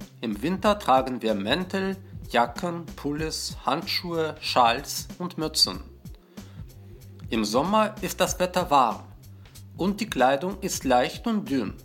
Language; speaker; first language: German; non-native, fluent; Russian